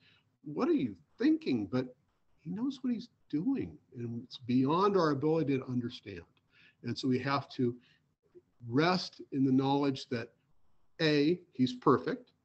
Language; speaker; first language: English; native; English